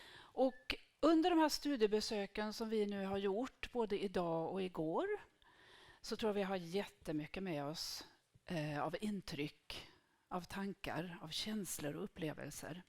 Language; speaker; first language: Swedish; native; Swedish